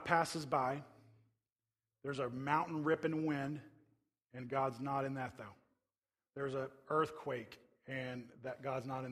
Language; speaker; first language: English; native; English